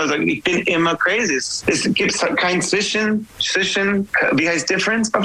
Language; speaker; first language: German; non-native, learner; English